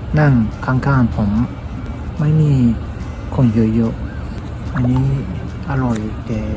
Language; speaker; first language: Thai; non-native, learner; Japanese